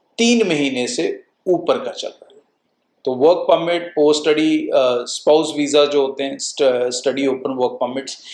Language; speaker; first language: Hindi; non-native, local second language; Punjabi